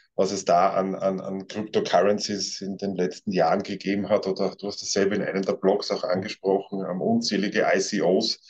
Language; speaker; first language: German; native; German